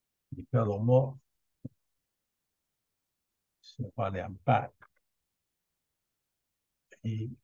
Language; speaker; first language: Chinese; native; Chinese